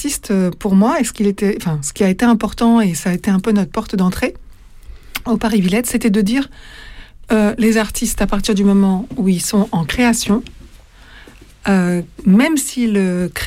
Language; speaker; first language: French; native; French